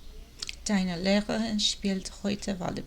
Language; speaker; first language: German; non-native, learner; English